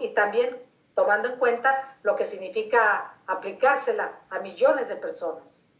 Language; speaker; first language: Spanish; native; Spanish